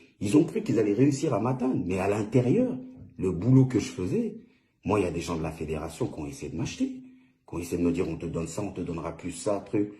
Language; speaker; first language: French; early bilingual, other home language; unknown